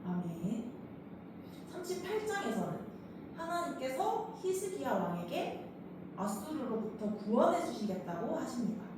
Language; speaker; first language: Korean; native; Korean